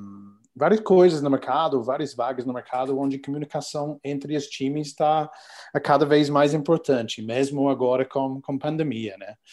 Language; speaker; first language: Portuguese; non-native, learner; English